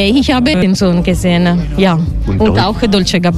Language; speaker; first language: German; non-native, learner; Italian